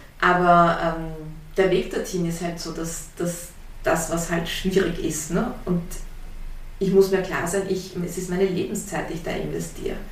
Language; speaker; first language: German; early bilingual, heritage; German